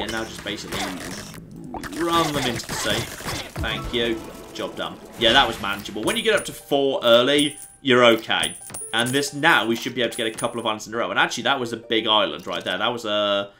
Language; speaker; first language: English; native; English